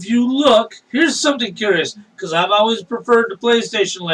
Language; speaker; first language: English; native; English